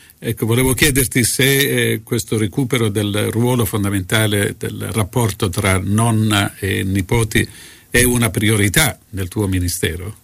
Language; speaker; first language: Italian; native; Italian